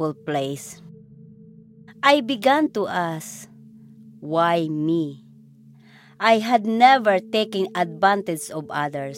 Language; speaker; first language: English; non-native, local second language; Cebuano